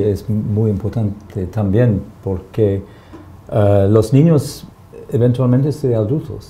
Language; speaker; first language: Spanish; non-native, fluent; English